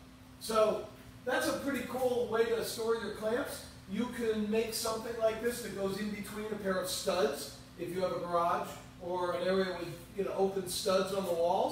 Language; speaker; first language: English; native; English